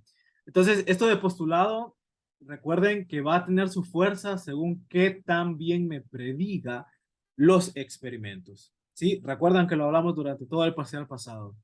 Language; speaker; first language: Spanish; native; Spanish